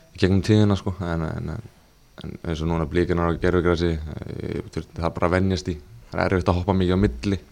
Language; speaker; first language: Icelandic; early bilingual, heritage; English